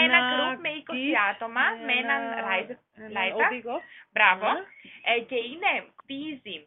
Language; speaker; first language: Greek; non-native, fluent; German